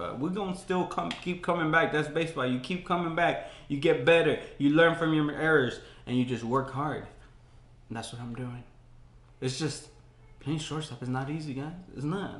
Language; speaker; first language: English; native; English